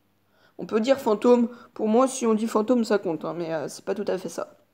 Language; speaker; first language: French; native; French